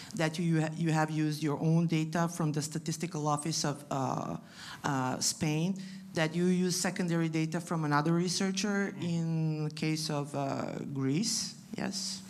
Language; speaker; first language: English; non-native, fluent; Italian